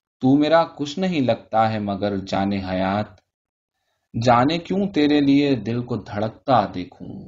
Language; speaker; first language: Urdu; native; Urdu